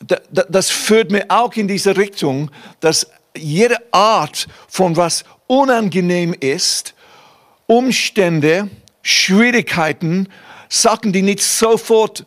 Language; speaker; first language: German; non-native, fluent; English